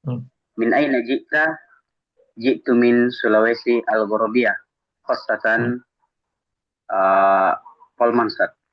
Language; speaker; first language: Arabic; non-native, learner; Indonesian